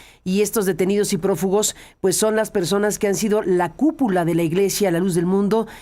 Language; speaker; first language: Spanish; native; Spanish